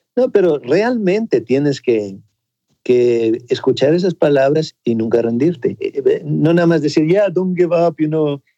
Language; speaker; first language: Spanish; native; Spanish